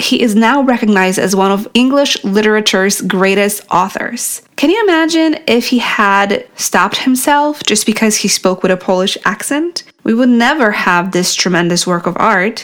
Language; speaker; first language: English; non-native, fluent; Polish